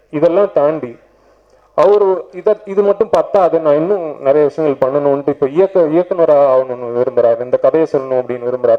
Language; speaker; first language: Tamil; native; Tamil